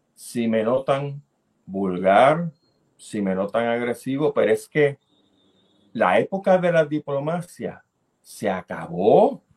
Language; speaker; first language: Spanish; native; Spanish